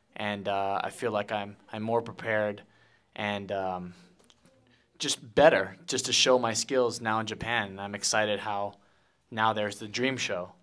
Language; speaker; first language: English; native; English